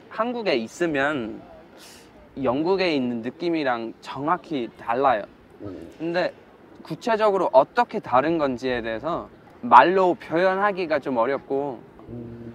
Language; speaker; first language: Korean; non-native, fluent; English